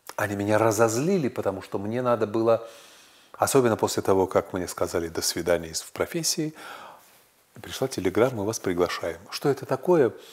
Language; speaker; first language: Russian; native; Russian